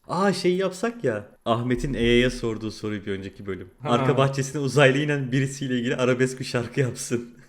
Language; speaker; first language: Turkish; native; Turkish